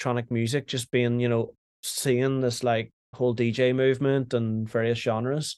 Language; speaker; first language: English; native; English